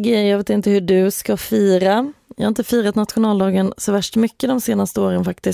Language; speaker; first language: Swedish; native; Swedish